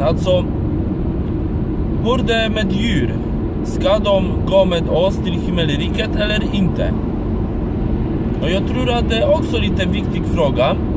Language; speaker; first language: Swedish; non-native, fluent; Polish